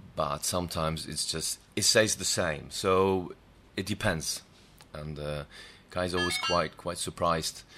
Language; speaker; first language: English; non-native, fluent; German